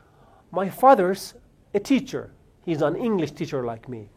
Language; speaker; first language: English; non-native, fluent; Amharic